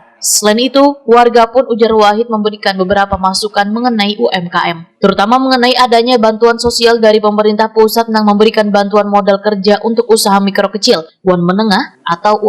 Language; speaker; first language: Indonesian; non-native, local second language; Banjar